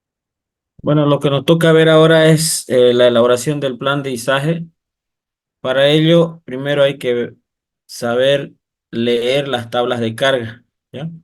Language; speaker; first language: Spanish; native; Spanish